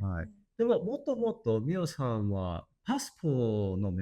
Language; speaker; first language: Japanese; non-native, learner; English